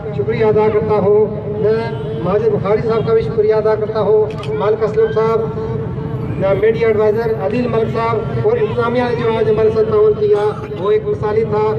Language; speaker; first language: Urdu; non-native, local second language; Pahari-Potwari